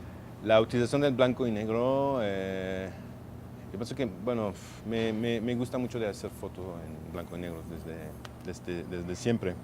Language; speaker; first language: Spanish; non-native, fluent; French